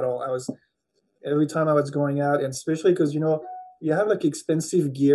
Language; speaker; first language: English; non-native, fluent; French